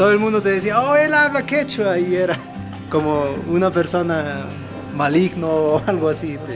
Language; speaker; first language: Spanish; non-native, local second language; Quechua